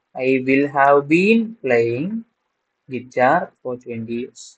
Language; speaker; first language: English; non-native, local second language; Malayalam